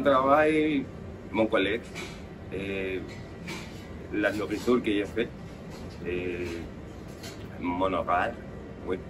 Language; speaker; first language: French; non-native, learner; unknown